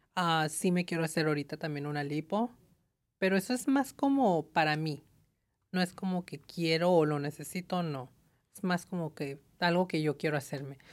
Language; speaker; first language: Spanish; early bilingual, heritage; Spanish